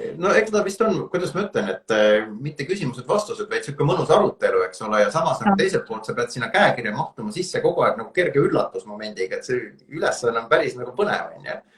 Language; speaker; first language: Estonian; native; Estonian